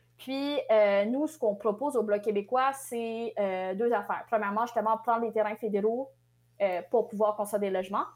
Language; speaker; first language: French; early bilingual, other home language; Tamil